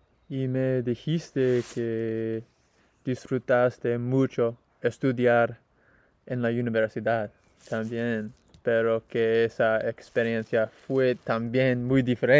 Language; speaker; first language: Spanish; non-native, learner; English